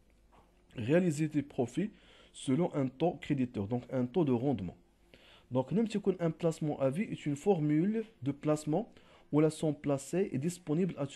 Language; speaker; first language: French; non-native, local second language; Arabic